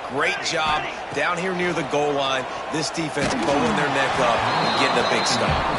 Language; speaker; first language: English; native; English